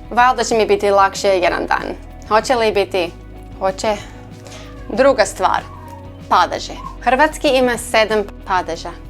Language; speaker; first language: Croatian; non-native, learner; English